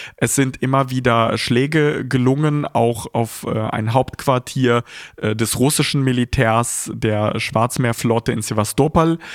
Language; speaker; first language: German; early bilingual, other home language; Russian